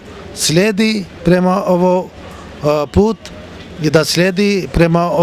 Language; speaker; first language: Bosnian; non-native, learner; Urdu